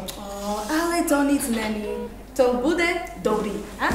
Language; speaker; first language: Czech; non-native, learner; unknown